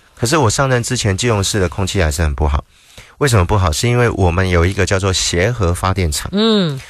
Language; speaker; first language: Chinese; native; Chinese